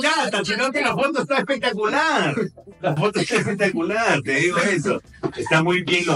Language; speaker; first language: Spanish; native; Spanish